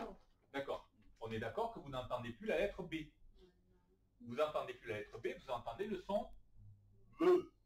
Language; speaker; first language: French; native; French